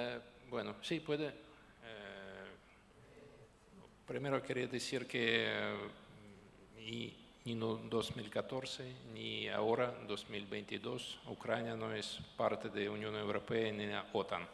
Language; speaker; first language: Spanish; non-native, learner; Ukrainian